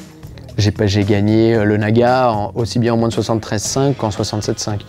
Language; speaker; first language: French; native; French